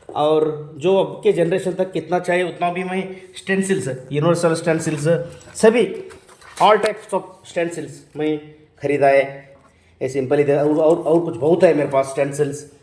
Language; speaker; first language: Hindi; non-native, local second language; Kannada